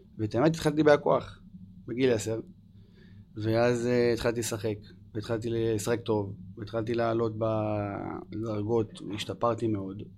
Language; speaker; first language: Hebrew; early bilingual, other home language; English